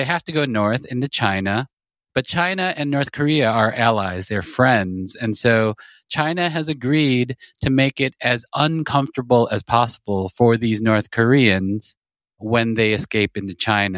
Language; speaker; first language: English; native; English